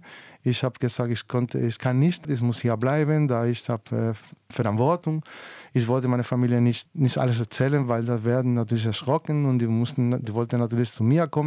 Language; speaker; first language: German; non-native, fluent; Spanish